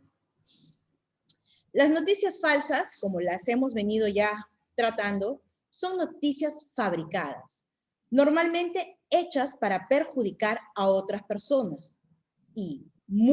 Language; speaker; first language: Spanish; native; Spanish